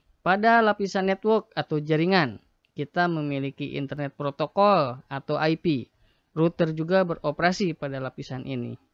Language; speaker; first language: Indonesian; native; Indonesian